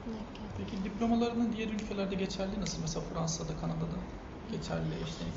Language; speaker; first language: Turkish; native; Turkish